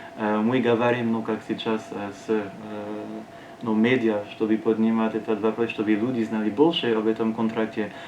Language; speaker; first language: Russian; non-native, learner; French